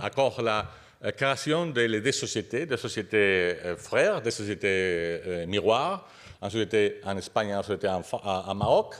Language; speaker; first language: French; non-native, fluent; Spanish